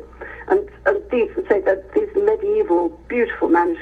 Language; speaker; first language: English; native; English